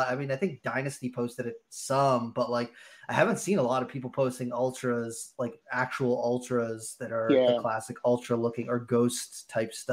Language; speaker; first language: English; native; English